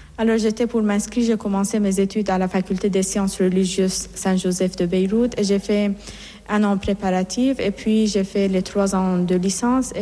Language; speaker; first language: French; non-native, fluent; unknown